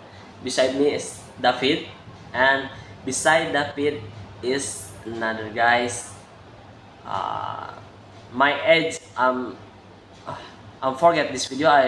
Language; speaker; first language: English; non-native, learner; Indonesian